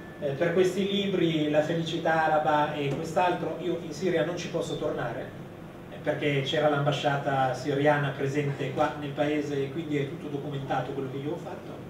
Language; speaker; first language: Italian; native; Italian